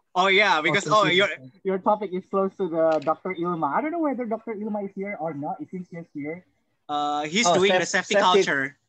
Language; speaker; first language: English; non-native, fluent; Indonesian